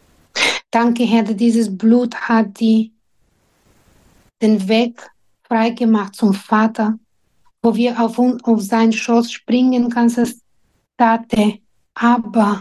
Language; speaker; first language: German; non-native, fluent; Bulgarian